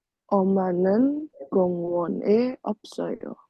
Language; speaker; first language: Korean; non-native, learner; Indonesian